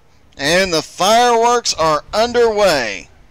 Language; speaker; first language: English; native; English